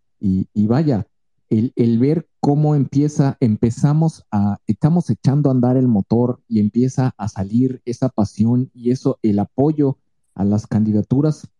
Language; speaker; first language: Spanish; native; Spanish